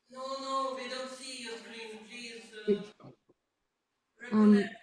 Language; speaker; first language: English; non-native, learner; Ukrainian